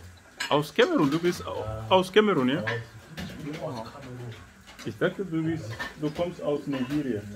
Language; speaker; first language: German; non-native, learner; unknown